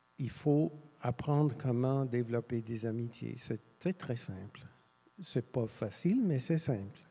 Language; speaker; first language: French; non-native, fluent; English